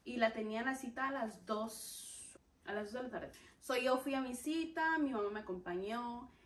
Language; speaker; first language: Spanish; early bilingual, heritage; Spanish